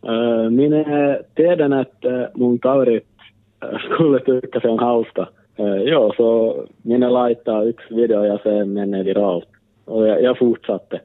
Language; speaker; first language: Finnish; non-native, local second language; Swedish